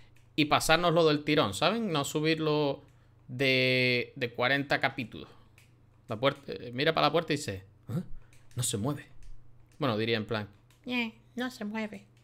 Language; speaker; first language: Spanish; native; Spanish